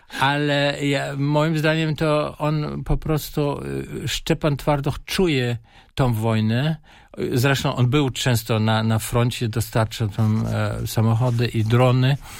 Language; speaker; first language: Polish; non-native, fluent; German